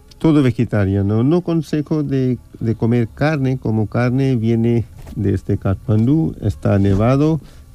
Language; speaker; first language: Spanish; non-native, fluent; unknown